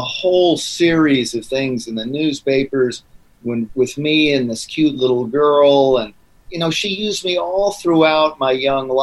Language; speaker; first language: English; native; English